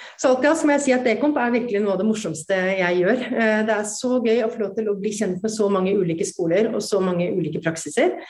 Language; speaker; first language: Norwegian; native; Norwegian